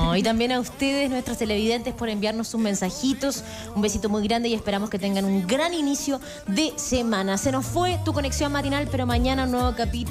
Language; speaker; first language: Spanish; native; Spanish